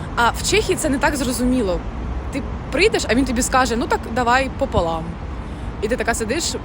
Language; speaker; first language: Ukrainian; native; Ukrainian